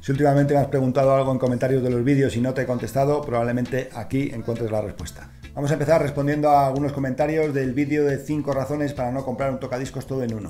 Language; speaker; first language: Spanish; native; Spanish